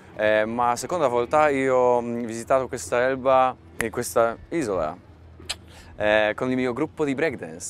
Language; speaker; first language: Italian; non-native, learner; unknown